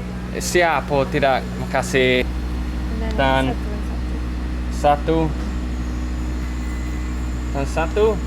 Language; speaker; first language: Indonesian; non-native, learner; English